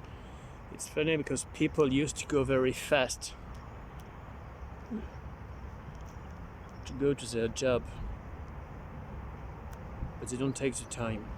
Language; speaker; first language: English; non-native, learner; French